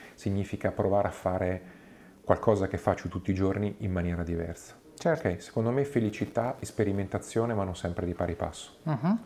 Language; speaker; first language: Italian; native; Italian